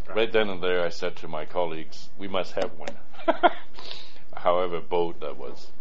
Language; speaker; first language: English; early bilingual, other home language; Cantonese